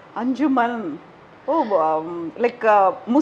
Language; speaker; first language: Telugu; native; Telugu